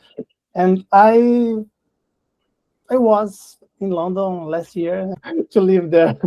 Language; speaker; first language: English; non-native, learner; Portuguese